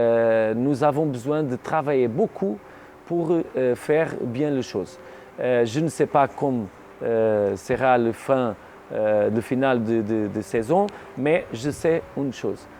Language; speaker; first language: French; non-native, learner; Portuguese